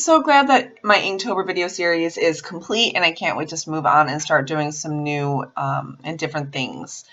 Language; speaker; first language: English; native; English